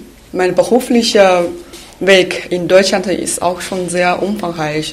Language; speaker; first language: German; non-native, fluent; Chinese